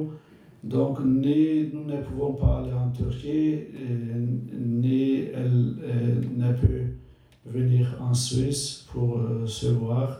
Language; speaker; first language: French; non-native, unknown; Turkish